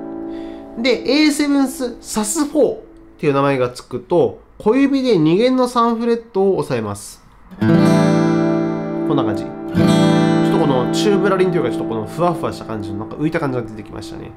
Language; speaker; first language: Japanese; native; Japanese